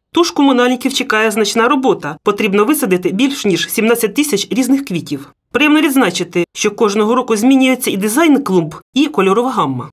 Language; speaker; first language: Ukrainian; native; Ukrainian